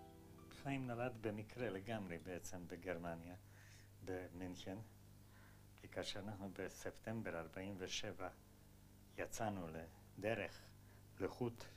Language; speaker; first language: Hebrew; non-native, fluent; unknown